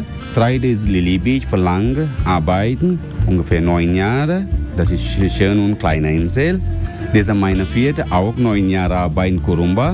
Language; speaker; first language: German; non-native, learner; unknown